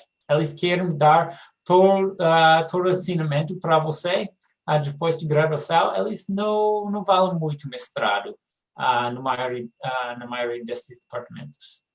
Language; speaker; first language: Portuguese; non-native, fluent; English